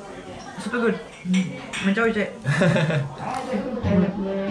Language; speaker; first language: Japanese; non-native, learner; French